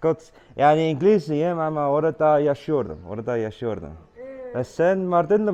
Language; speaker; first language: Turkish; non-native, learner; English